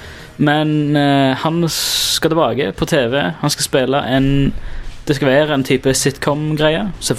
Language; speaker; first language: Norwegian; native; Norwegian